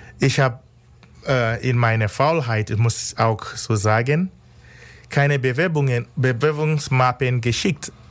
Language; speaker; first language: German; non-native, fluent; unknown